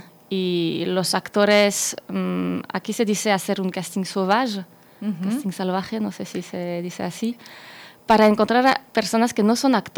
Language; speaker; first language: Spanish; non-native, fluent; French